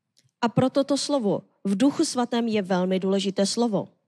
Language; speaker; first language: Czech; non-native, learner; Korean